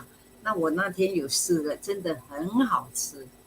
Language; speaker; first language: Chinese; native; Chinese